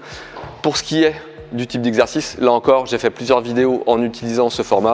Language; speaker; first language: French; native; French